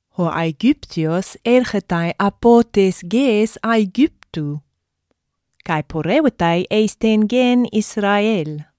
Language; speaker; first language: Greek; non-native, fluent; English